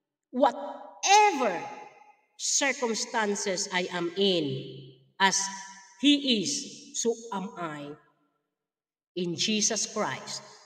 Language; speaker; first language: English; non-native, local second language; Filipino